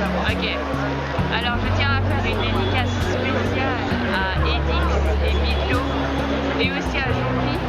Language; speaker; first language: French; native; French